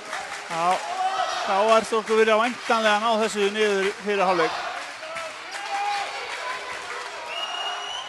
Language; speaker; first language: Icelandic; native; Icelandic